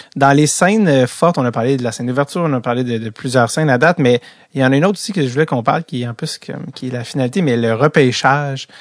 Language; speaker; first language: French; native; French